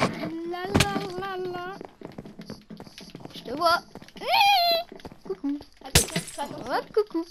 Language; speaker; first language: French; native; French